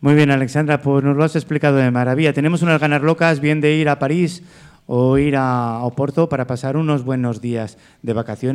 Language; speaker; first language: Spanish; native; Spanish